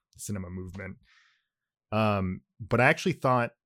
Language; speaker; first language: English; early bilingual, other home language; Japanese